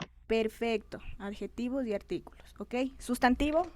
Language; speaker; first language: Spanish; native; Spanish